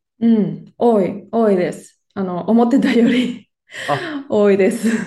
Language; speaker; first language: Japanese; non-native, fluent; Spanish